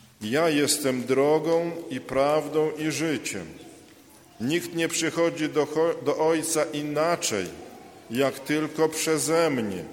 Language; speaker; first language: Polish; native; Polish